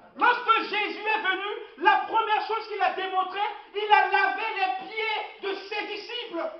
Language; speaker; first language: French; non-native, local second language; Lingala